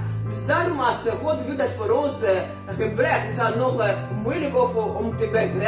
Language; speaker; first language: Dutch; non-native, learner; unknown